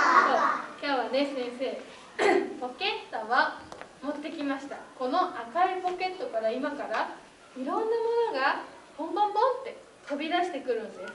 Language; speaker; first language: Japanese; native; Japanese